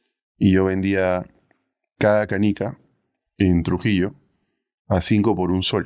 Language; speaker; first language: Spanish; native; Spanish